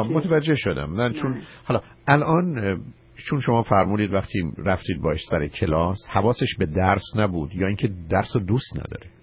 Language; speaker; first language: Persian; native; Persian